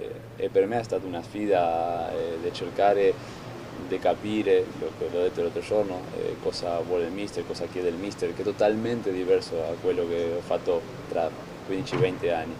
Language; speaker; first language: Italian; non-native, fluent; Spanish